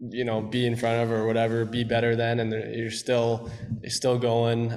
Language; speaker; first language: English; native; English